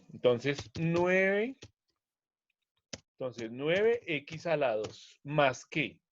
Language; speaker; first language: Spanish; native; Spanish